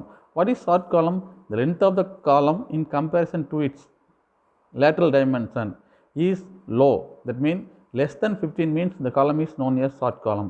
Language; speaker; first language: English; non-native, local second language; Tamil